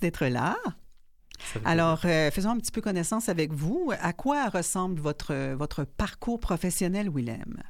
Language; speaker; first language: French; native; French